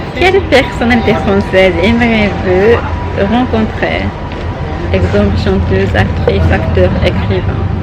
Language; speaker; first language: French; non-native, learner; Japanese